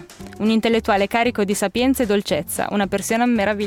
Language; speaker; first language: Italian; native; Italian